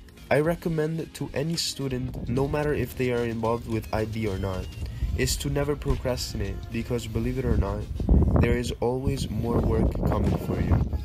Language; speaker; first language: English; early bilingual, other home language; Spanish